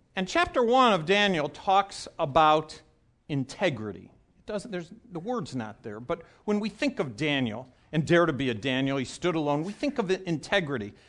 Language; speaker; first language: English; native; English